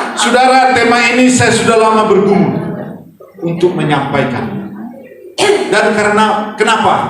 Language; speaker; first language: Indonesian; non-native, local second language; Batak Toba